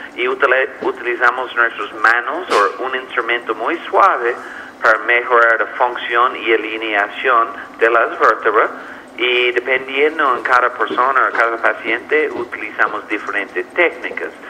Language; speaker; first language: Spanish; non-native, fluent; English